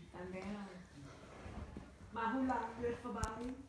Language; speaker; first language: Dutch; non-native, learner; Arabic